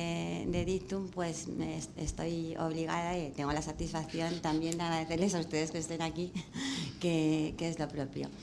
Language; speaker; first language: Spanish; native; Spanish